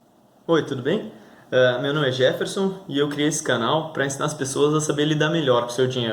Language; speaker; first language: Portuguese; native; Portuguese